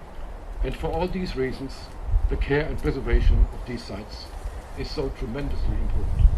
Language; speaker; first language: English; non-native, fluent; German